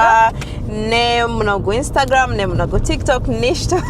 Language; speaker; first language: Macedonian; non-native, learner; English